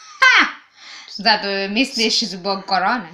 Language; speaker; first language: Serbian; non-native, learner; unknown